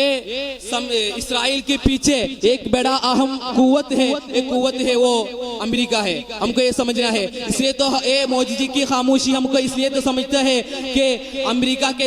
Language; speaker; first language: Hindi; non-native, local second language; Malayalam